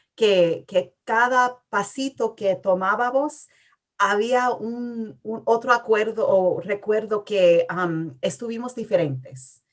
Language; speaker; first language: Spanish; early bilingual, heritage; English